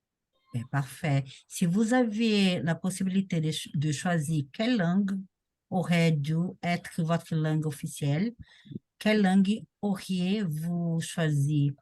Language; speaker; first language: French; non-native, learner; Portuguese